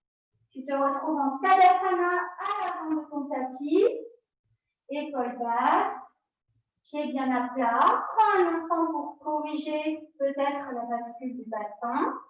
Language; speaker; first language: French; native; French